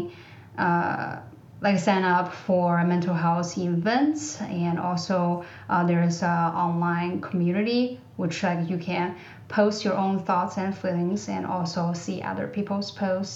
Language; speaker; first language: English; non-native, fluent; Chinese